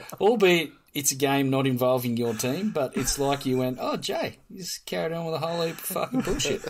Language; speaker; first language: English; native; English